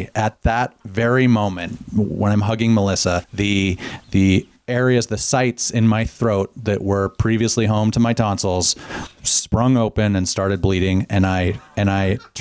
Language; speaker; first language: English; native; English